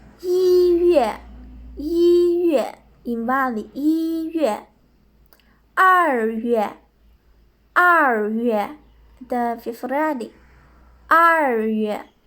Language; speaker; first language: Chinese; non-native, fluent; Kyrgyz